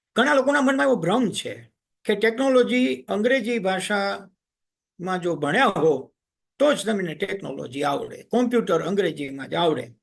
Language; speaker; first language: Gujarati; native; Gujarati